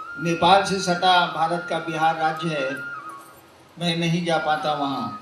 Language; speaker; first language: Hindi; native; Hindi